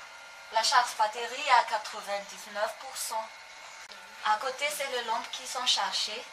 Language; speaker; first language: French; non-native, local second language; Malagasy